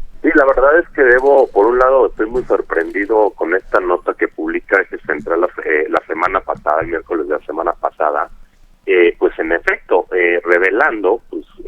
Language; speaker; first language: Spanish; native; Spanish